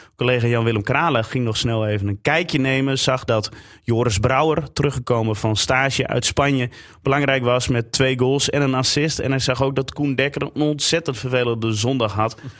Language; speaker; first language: Dutch; native; Dutch